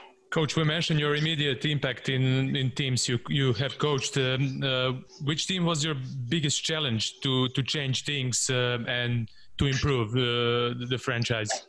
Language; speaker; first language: English; non-native, fluent; Serbian